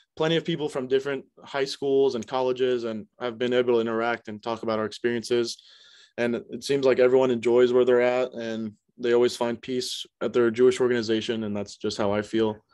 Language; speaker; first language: English; native; English